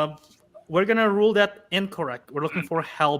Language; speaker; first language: English; native; English